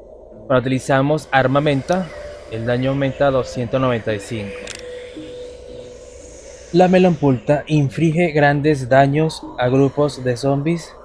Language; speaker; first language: Spanish; native; Spanish